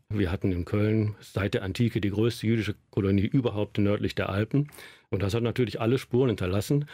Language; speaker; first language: German; native; German